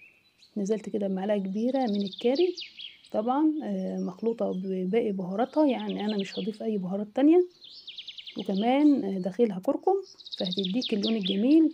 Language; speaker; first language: Arabic; native; Arabic